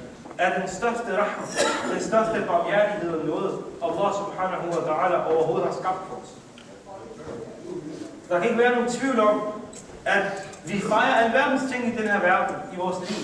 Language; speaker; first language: Danish; early bilingual, other home language; Urdu